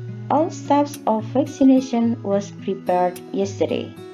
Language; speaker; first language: English; non-native, fluent; Indonesian